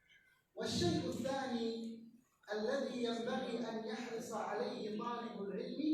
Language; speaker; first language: Arabic; native; Arabic